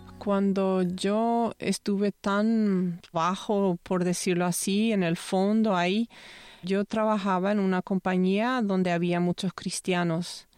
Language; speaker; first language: Spanish; non-native, local second language; Low German